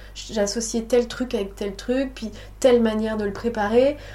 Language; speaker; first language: French; native; French